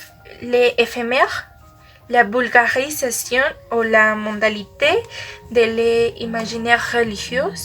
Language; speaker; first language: French; non-native, learner; Spanish